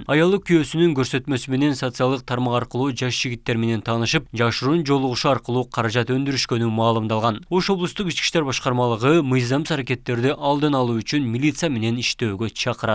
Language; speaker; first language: Kyrgyz; native; Kyrgyz